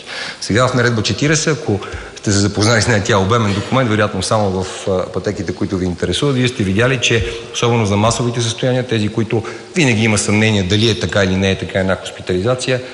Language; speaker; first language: Bulgarian; native; Bulgarian